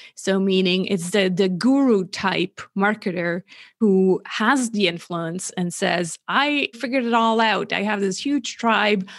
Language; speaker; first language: English; non-native, fluent; German